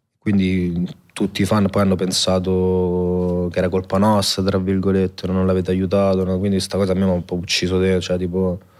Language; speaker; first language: Italian; native; Italian